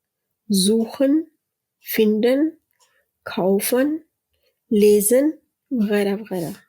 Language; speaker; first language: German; non-native, fluent; Urdu